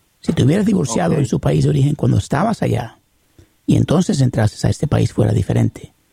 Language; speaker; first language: Spanish; early bilingual, heritage; Spanish